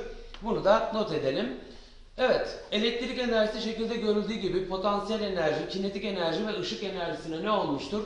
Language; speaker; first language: Turkish; native; Turkish